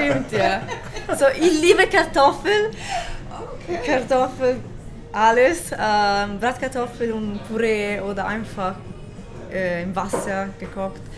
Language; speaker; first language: German; non-native, learner; Hungarian